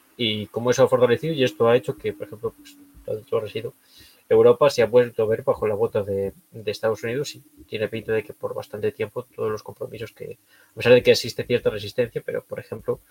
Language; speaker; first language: Spanish; native; Spanish